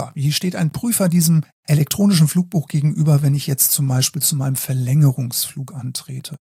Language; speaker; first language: German; native; German